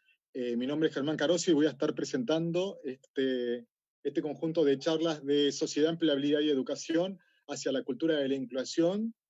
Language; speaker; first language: Spanish; native; Spanish